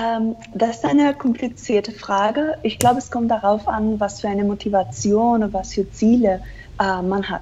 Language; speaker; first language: German; non-native, fluent; Spanish